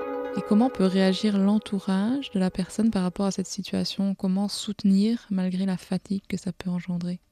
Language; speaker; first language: French; native; French